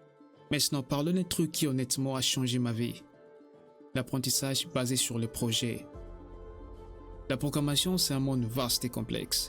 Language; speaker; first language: French; native; French